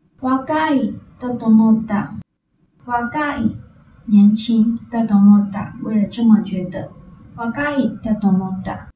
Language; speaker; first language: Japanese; non-native, learner; Chinese